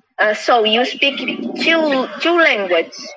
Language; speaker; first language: English; non-native, learner; Portuguese